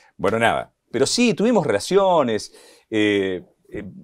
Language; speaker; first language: Spanish; native; Spanish